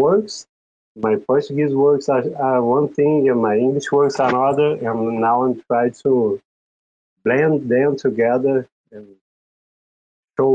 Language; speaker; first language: English; non-native, fluent; Portuguese